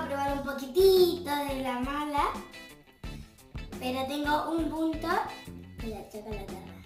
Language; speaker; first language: Spanish; native; Spanish